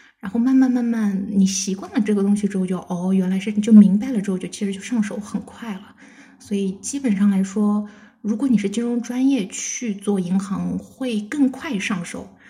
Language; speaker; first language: Chinese; non-native, local second language; Kazakh